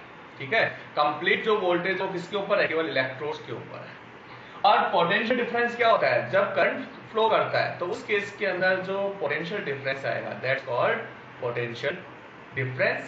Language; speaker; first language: Hindi; native; Hindi